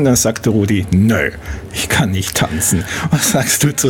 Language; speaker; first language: German; native; German